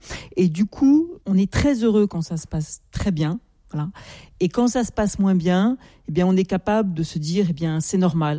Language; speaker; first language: French; native; French